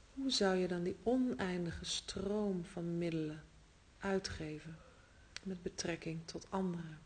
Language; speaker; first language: Dutch; native; Dutch